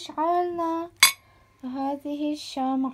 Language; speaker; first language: Arabic; non-native, fluent; Ukrainian